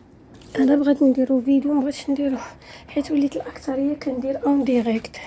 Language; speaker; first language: Arabic; native; Arabic